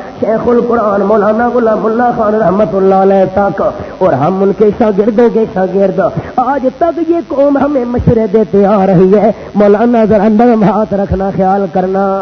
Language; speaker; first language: Urdu; non-native, local second language; Punjabi